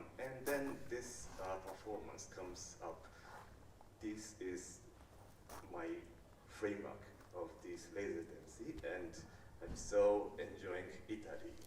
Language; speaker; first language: English; non-native, learner; Japanese